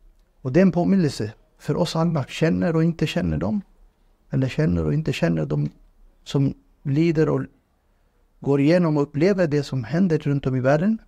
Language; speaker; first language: Swedish; non-native, fluent; Urdu